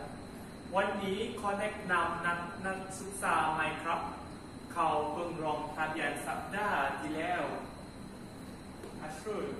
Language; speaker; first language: Thai; non-native, learner; Malay